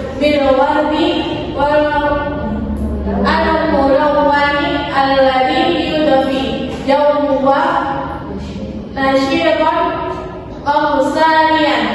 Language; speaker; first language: Arabic; non-native, learner; Indonesian